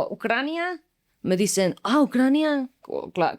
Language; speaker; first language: Spanish; non-native, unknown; Slovak